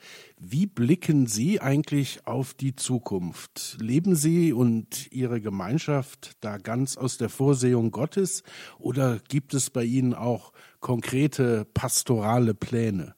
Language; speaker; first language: German; native; German